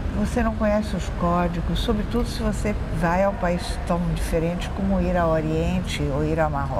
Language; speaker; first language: Portuguese; early bilingual, other home language; Italian